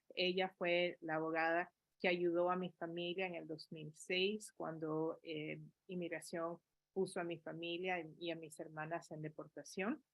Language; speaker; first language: Spanish; early bilingual, heritage; Spanish